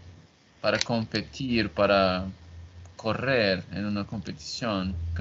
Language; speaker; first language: Spanish; non-native, learner; Portuguese